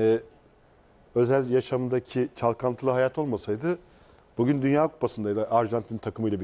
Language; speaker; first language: Turkish; native; Turkish